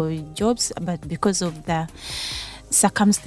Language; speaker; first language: English; non-native, local second language; Ganda